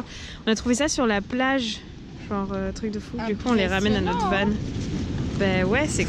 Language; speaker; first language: French; native; French